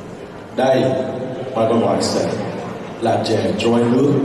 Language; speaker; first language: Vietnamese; early bilingual, heritage; Vietnamese